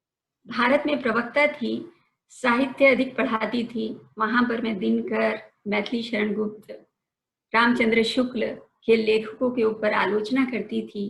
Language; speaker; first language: Hindi; native; Hindi